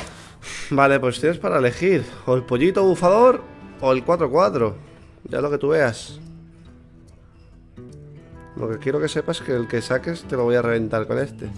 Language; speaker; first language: Spanish; native; Spanish